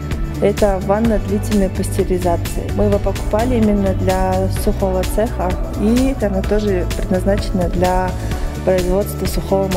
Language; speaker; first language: Russian; non-native, local second language; Kyrgyz